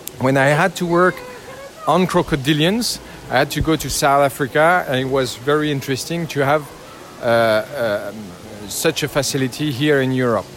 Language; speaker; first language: English; non-native, learner; French